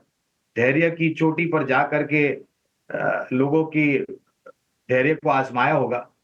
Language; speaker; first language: Hindi; native; Hindi